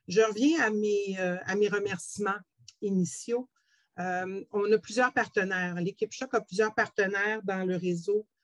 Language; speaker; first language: French; native; French